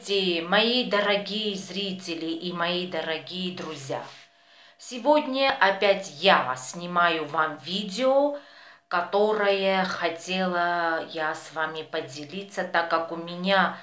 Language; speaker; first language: Russian; non-native, fluent; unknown